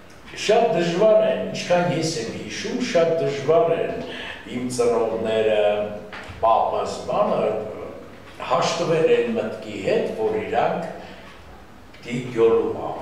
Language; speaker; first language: Armenian; non-native, local second language; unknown